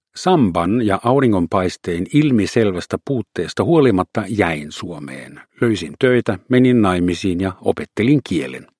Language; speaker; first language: Finnish; non-native, fluent; German